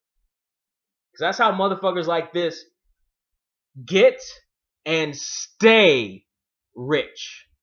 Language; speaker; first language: English; native; English